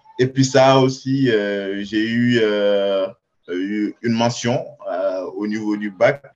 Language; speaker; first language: French; non-native, local second language; Wolof